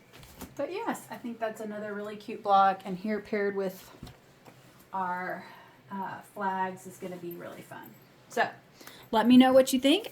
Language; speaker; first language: English; native; English